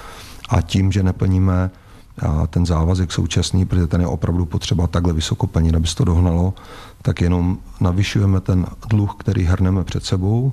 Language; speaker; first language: Czech; native; Czech